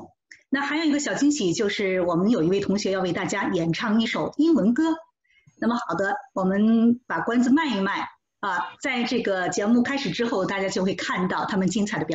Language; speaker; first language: Chinese; native; Chinese